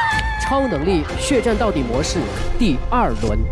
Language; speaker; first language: Chinese; native; Chinese